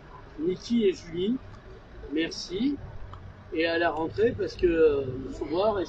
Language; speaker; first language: French; native; French